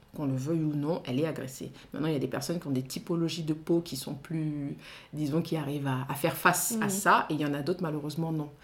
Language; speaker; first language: French; non-native, local second language; Soninke